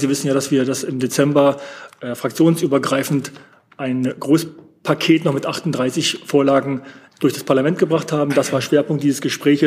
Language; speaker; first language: German; native; German